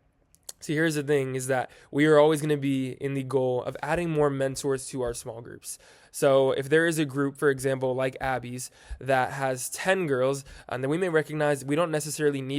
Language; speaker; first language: English; native; English